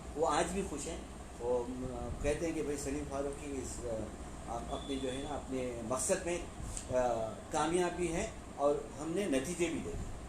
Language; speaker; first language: Urdu; native; Urdu